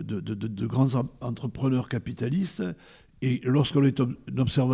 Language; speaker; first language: French; native; French